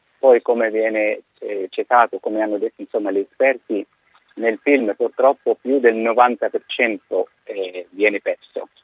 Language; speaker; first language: Italian; non-native, fluent; Arabic